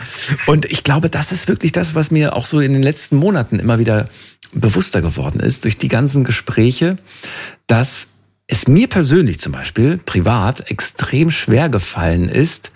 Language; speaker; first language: German; native; German